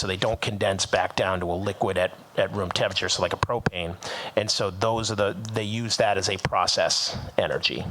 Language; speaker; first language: English; native; English